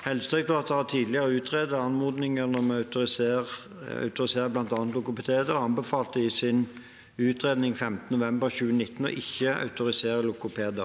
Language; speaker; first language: Norwegian; native; Norwegian